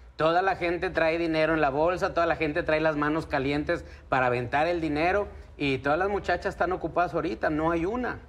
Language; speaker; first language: Spanish; native; Spanish